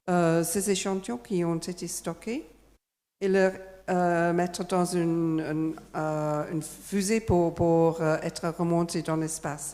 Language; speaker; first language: French; non-native, fluent; English